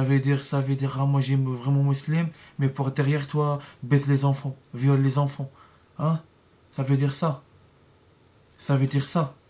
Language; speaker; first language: French; non-native, learner; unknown